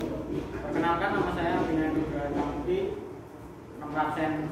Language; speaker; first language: Indonesian; native; Indonesian